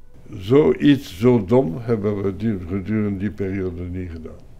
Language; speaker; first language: Dutch; non-native, local second language; French